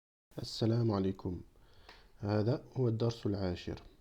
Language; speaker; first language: Arabic; non-native, fluent; French